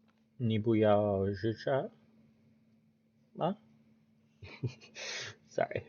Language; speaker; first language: Chinese; non-native, learner; English